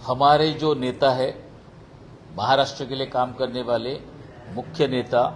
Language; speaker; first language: Hindi; non-native, local second language; Marathi